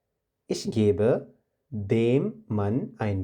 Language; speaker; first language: German; non-native, fluent; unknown